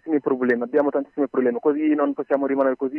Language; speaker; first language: Italian; non-native, learner; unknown